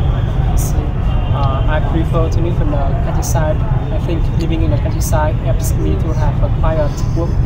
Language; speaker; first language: English; non-native, learner; Vietnamese